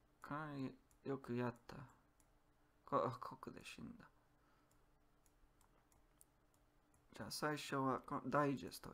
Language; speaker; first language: Japanese; non-native, learner; English